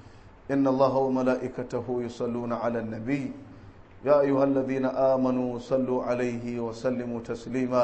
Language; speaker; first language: Arabic; non-native, fluent; Hausa